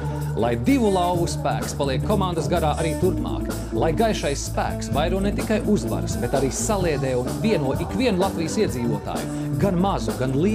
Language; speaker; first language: Latvian; native; Latvian